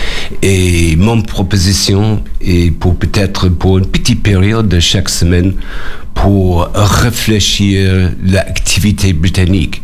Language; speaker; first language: French; non-native, learner; English